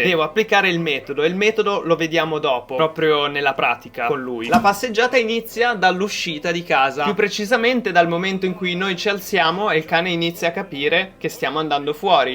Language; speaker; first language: Italian; native; Italian